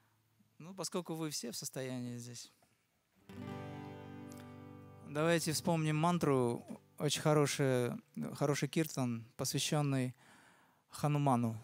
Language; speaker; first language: Russian; native; Russian